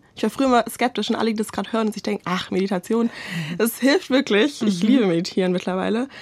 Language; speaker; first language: German; native; German